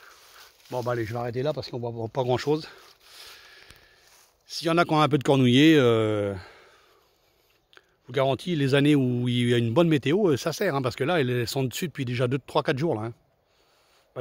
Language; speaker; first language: French; native; French